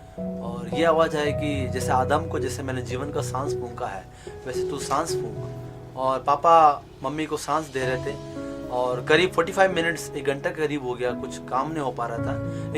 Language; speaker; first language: Hindi; non-native, local second language; Kannada